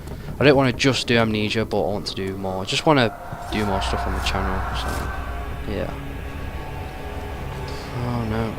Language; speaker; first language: English; native; English